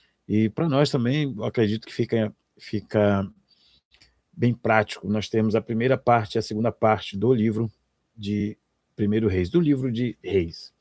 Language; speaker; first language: Portuguese; native; Portuguese